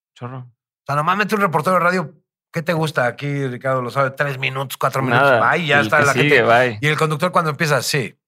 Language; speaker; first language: Spanish; native; Spanish